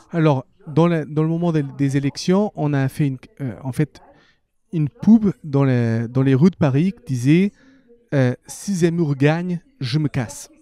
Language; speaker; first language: French; non-native, fluent; Portuguese